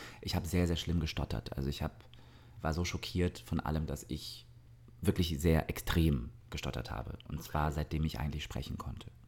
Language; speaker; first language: German; early bilingual, other home language; Russian